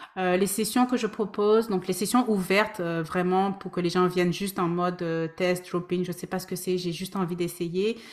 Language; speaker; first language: French; native; French